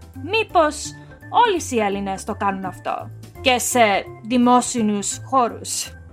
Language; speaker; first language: Greek; early bilingual, heritage; Greek